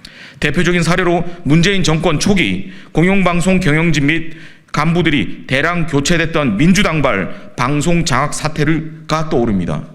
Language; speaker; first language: Korean; native; Korean